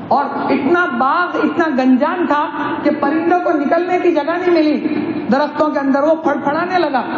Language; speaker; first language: Urdu; non-native, local second language; Gujarati